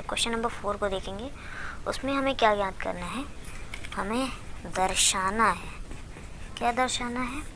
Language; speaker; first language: Hindi; native; Hindi